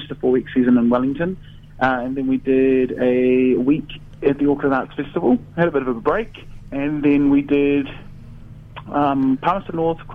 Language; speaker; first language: English; native; English